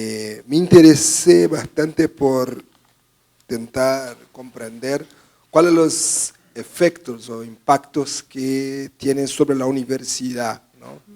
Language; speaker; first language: Spanish; non-native, fluent; Portuguese